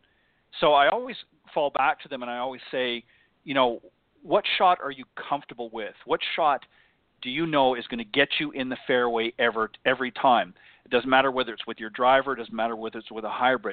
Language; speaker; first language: English; native; English